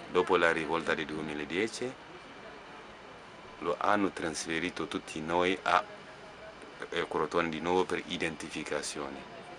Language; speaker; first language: Italian; non-native, fluent; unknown